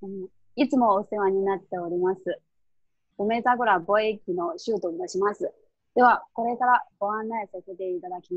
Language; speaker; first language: Japanese; non-native, fluent; Chinese